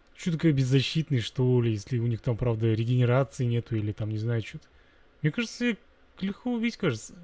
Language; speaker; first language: Russian; non-native, local second language; Kazakh